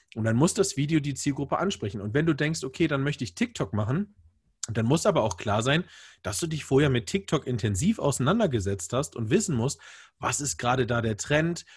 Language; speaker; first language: German; native; German